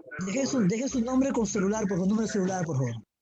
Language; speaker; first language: Spanish; native; Spanish